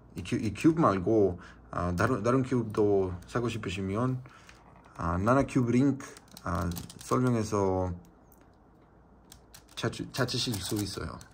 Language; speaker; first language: Korean; non-native, learner; Spanish